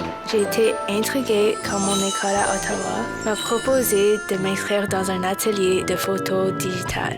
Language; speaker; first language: French; non-native, local second language; English